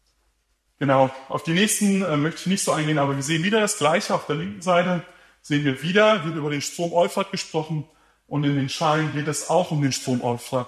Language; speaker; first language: German; native; German